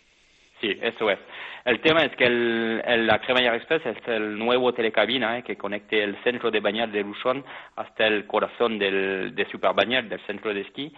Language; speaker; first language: Spanish; non-native, fluent; French